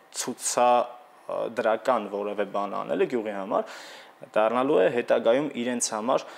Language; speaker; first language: Armenian; native; Armenian